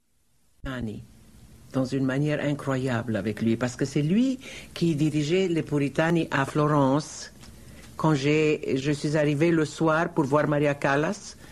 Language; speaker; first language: French; non-native, fluent; Romanian